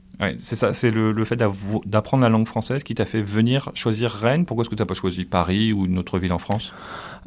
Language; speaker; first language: French; native; French